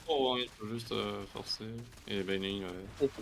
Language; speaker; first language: French; native; French